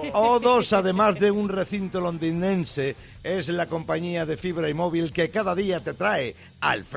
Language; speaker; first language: Spanish; native; Spanish